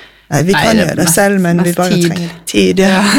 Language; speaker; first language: Norwegian; non-native, fluent; English